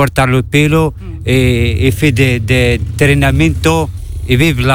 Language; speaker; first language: Spanish; non-native, learner; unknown